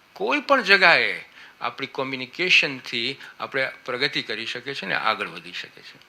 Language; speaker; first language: Gujarati; early bilingual, heritage; Gujarati